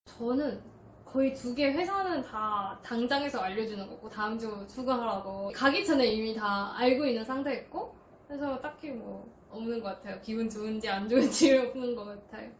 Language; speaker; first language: Korean; non-native, fluent; Chinese